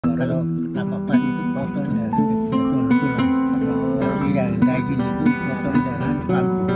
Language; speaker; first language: Indonesian; non-native, local second language; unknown